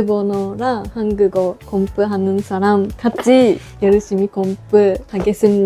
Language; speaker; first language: Korean; non-native, learner; Japanese